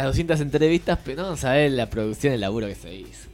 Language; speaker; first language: Spanish; native; Spanish